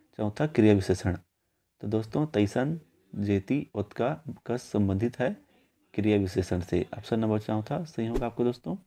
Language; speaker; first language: Hindi; native; Hindi